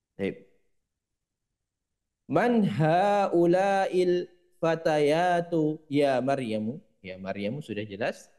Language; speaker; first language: Indonesian; native; Indonesian